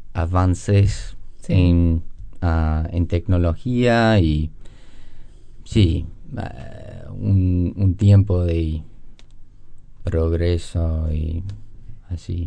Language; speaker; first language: Spanish; non-native, learner; English